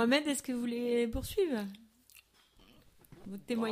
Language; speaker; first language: French; native; French